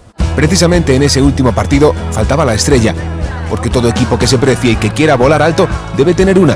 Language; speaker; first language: Spanish; native; Spanish